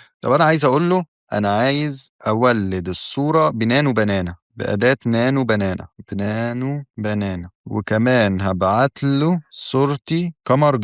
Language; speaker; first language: Arabic; native; Arabic